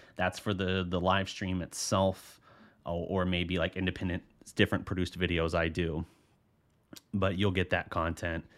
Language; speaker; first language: English; native; English